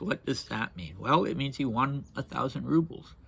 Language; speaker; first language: English; native; English